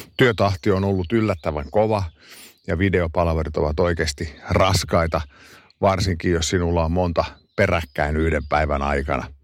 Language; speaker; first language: Finnish; non-native, local second language; Swedish